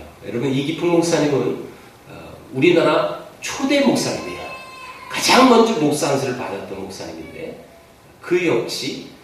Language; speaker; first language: Korean; native; Korean